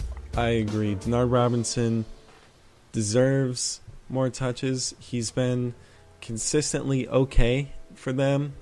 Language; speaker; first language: English; native; English